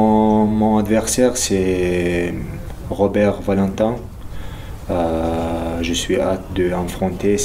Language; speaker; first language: French; non-native, learner; Chechen